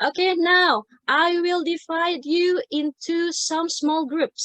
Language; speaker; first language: English; non-native, fluent; Indonesian